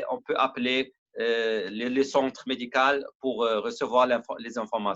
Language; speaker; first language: French; non-native, learner; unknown